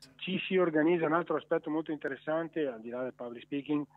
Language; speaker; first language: Italian; native; Italian